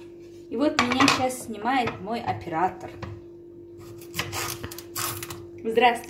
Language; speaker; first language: Russian; non-native, fluent; Turkmen